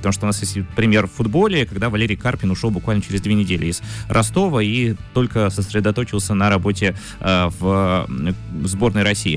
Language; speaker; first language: Russian; native; Russian